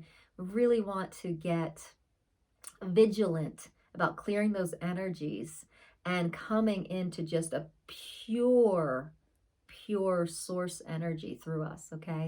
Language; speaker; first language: English; native; English